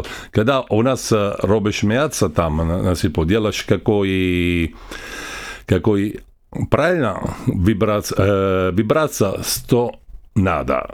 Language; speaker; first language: Russian; non-native, learner; Italian